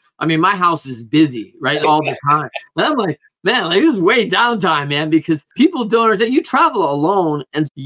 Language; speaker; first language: English; native; English